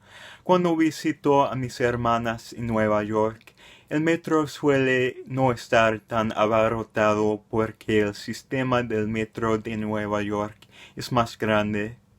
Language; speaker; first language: Spanish; non-native, fluent; English